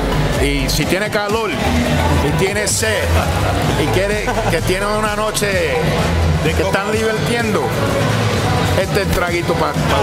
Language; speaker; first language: Spanish; early bilingual, heritage; Spanish